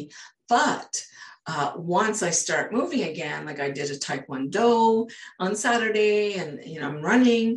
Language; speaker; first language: English; native; English